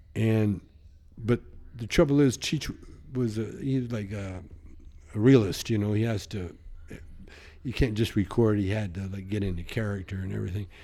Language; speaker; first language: English; native; English